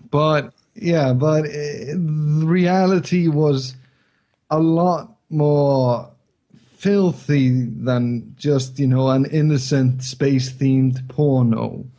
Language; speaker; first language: English; non-native, fluent; Icelandic